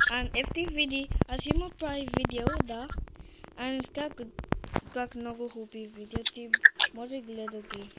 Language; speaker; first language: Bulgarian; non-native, learner; English